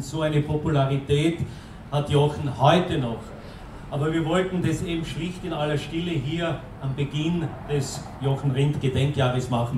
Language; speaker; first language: German; native; German